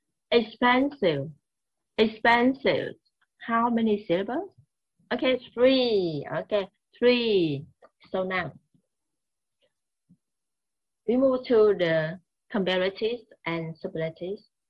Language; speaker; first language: English; non-native, fluent; Vietnamese